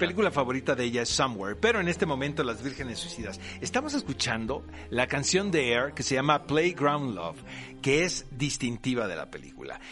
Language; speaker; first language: Spanish; native; Spanish